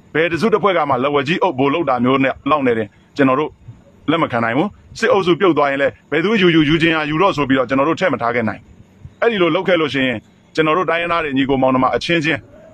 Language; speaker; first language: Burmese; native; Burmese